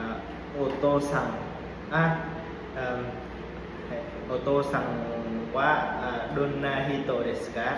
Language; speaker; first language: Japanese; non-native, learner; Vietnamese